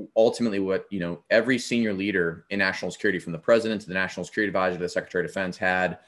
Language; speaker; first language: English; native; English